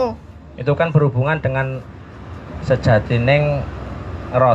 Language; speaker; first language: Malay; non-native, local second language; Javanese